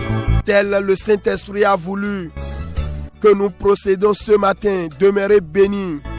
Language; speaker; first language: French; non-native, local second language; Fon